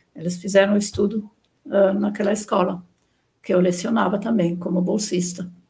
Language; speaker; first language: Portuguese; non-native, fluent; German